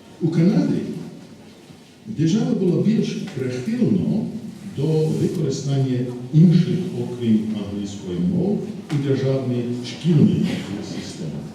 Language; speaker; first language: Ukrainian; non-native, fluent; English